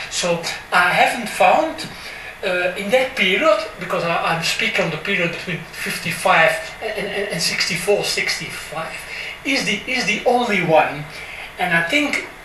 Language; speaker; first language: English; non-native, fluent; French